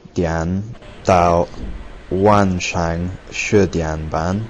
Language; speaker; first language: Chinese; non-native, learner; English